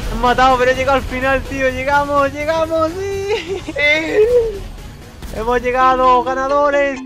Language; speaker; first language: Spanish; native; Spanish